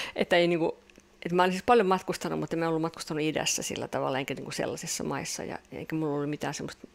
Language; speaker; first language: Finnish; non-native, local second language; Swedish